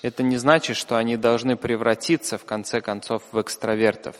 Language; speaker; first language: Russian; native; Russian